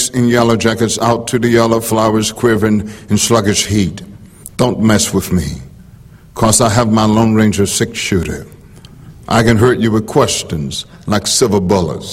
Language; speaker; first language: English; native; English